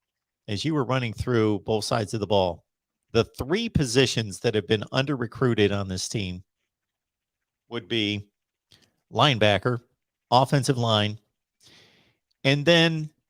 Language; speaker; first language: English; native; English